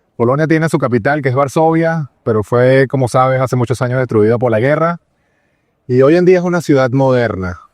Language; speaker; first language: Spanish; native; Spanish